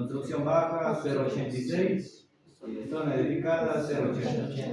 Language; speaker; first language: Spanish; native; Spanish